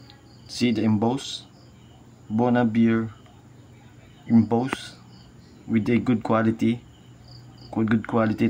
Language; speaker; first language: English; non-native, learner; Filipino